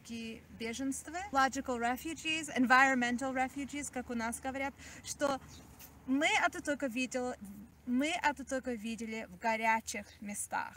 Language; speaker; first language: Russian; early bilingual, heritage; Russian